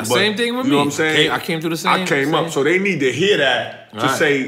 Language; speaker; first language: English; native; English